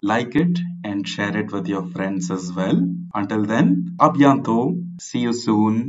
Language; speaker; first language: English; non-native, local second language; Tamil